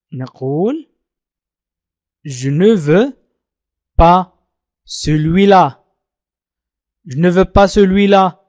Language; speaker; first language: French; non-native, fluent; Arabic